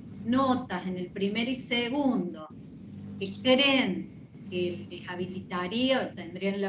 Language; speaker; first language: Spanish; native; Spanish